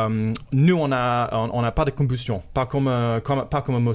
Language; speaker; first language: French; non-native, fluent; English